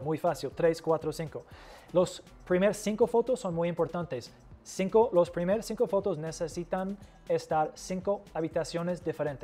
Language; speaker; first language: Spanish; non-native, fluent; English